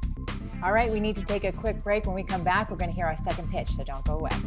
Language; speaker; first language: English; native; English